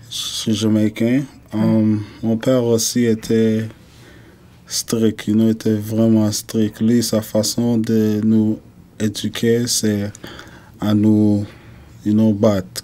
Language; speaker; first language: French; non-native, fluent; English